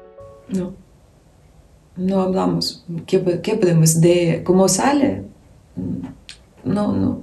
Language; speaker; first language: Spanish; non-native, fluent; Ukrainian